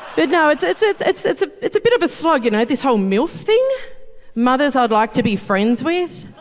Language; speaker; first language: English; native; English